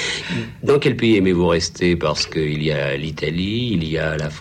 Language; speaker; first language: French; native; French